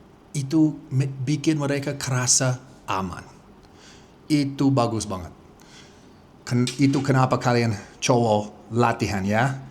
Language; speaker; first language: Indonesian; non-native, fluent; English